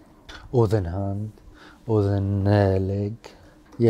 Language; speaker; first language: Danish; non-native, learner; Arabic